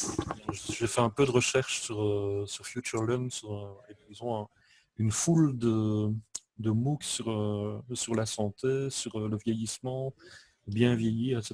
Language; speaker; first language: French; native; French